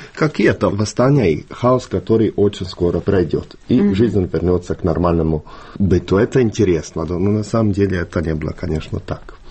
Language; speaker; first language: Russian; non-native, fluent; Bosnian